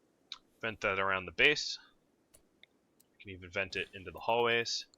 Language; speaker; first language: English; native; English